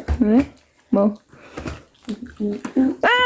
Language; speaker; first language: Korean; non-native, fluent; Spanish